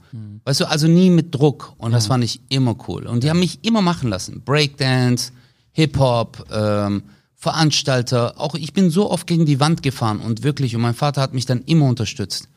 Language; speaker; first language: German; early bilingual, other home language; Turkish